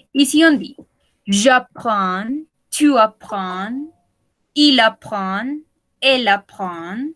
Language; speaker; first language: French; non-native, learner; Spanish